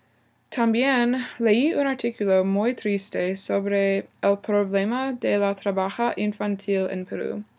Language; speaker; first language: Spanish; non-native, learner; English